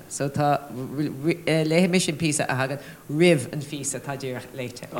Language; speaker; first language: Irish; native; Irish